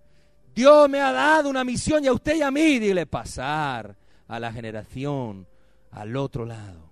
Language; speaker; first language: Spanish; native; Spanish